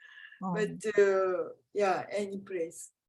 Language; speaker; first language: English; non-native, fluent; Japanese